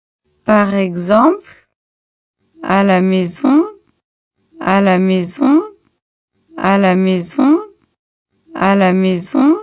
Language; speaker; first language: French; non-native, local second language; Arabic